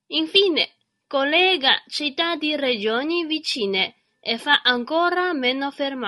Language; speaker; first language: Italian; non-native, fluent; Chinese